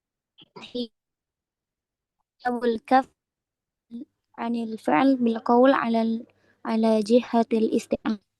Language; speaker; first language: Arabic; non-native, learner; Indonesian